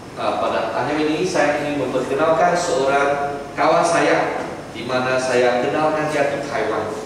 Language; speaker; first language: Malay; non-native, local second language; Chinese